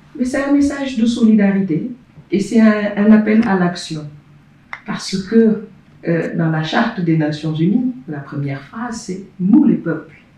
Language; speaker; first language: French; non-native, local second language; Wolof